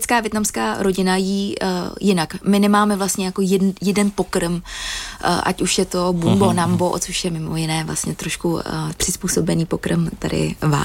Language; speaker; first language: Czech; native; Czech